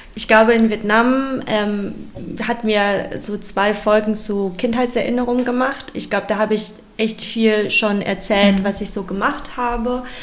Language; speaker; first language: German; early bilingual, other home language; Vietnamese